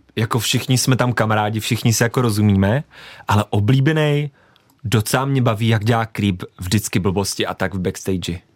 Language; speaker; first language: Czech; native; Czech